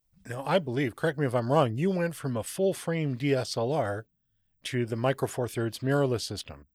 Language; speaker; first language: English; native; English